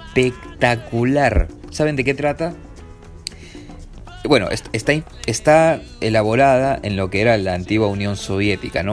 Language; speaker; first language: Spanish; native; Spanish